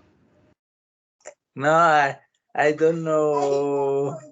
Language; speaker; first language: English; non-native, learner; Spanish